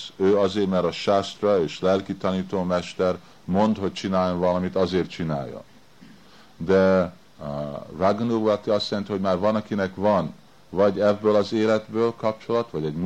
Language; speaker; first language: Hungarian; early bilingual, heritage; Hungarian